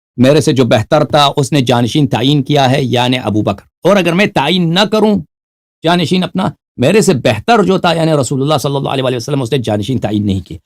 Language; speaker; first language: Urdu; non-native, fluent; Persian